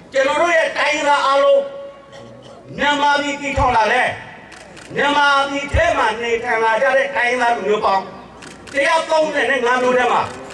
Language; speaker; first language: Burmese; non-native, local second language; S'gaw Karen